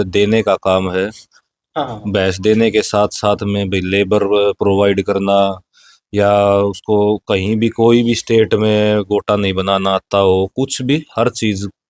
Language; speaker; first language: Hindi; native; Hindi